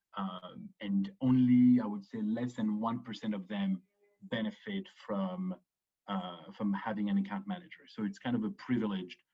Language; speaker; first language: English; early bilingual, other home language; French